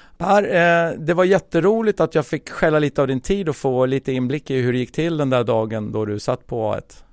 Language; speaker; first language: Swedish; native; Swedish